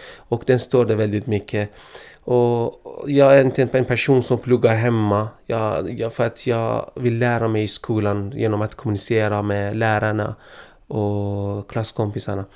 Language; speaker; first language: Swedish; non-native, fluent; Persian